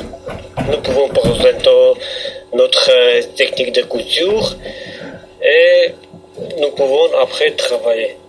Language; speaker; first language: French; non-native, learner; Armenian